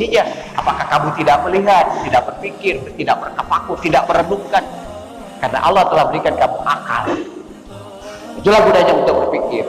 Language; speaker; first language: Indonesian; native; Indonesian